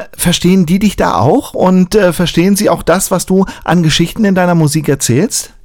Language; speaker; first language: German; native; German